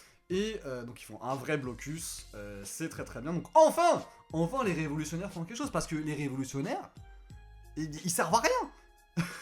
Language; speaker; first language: French; native; French